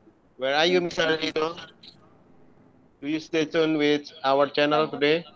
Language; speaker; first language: English; non-native, learner; Indonesian